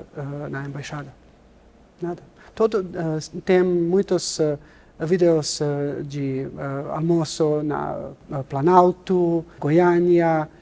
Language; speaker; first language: Portuguese; non-native, learner; Serbian